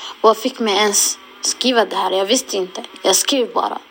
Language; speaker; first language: Swedish; non-native, local second language; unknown